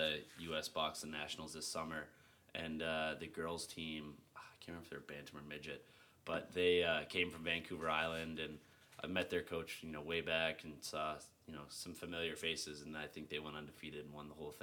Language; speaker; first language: English; native; English